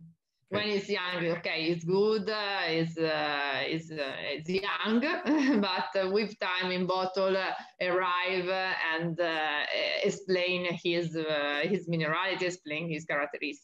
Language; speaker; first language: English; non-native, learner; Italian